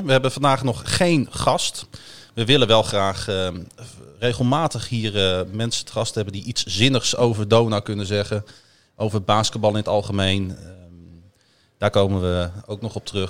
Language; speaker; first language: Dutch; native; Dutch